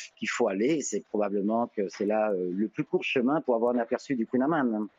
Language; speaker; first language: French; native; French